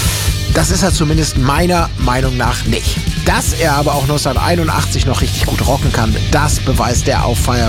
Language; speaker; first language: German; native; German